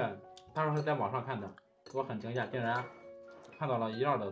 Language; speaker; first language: Chinese; native; Chinese